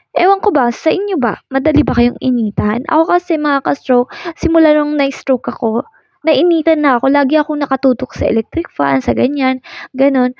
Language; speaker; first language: Filipino; non-native, local second language; Waray